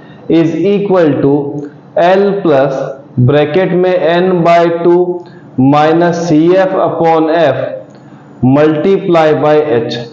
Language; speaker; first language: Hindi; native; Hindi